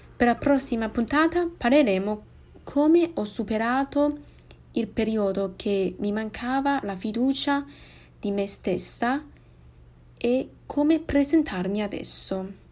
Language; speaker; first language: Italian; non-native, fluent; Chinese